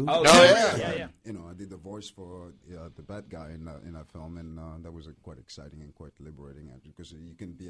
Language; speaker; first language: English; non-native, fluent; French